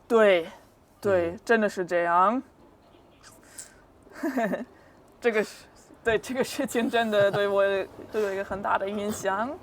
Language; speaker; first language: Chinese; non-native, fluent; German